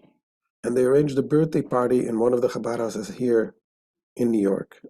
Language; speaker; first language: English; non-native, fluent; Hebrew